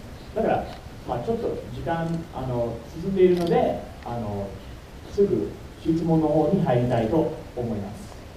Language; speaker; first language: Japanese; non-native, fluent; English